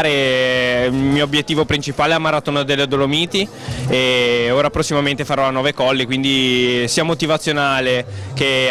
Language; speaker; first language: Italian; native; Italian